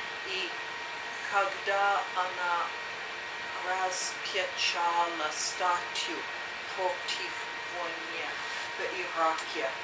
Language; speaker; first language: Russian; non-native, learner; English